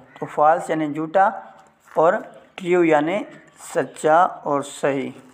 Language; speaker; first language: Urdu; non-native, local second language; Sindhi